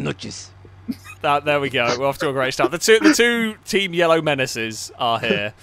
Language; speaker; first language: English; native; English